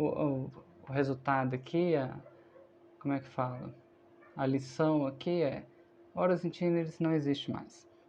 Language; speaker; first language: Portuguese; native; Portuguese